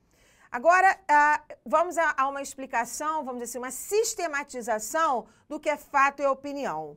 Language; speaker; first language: Portuguese; native; Portuguese